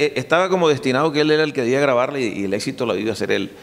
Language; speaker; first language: Spanish; native; Spanish